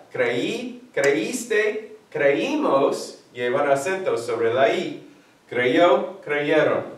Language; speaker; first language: Spanish; non-native, fluent; English